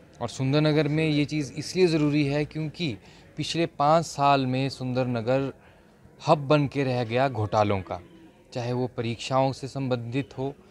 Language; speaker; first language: Hindi; native; Hindi